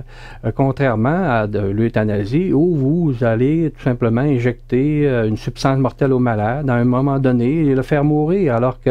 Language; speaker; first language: French; native; French